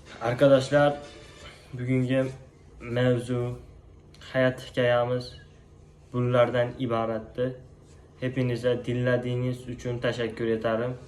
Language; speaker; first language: Turkish; non-native, learner; Uzbek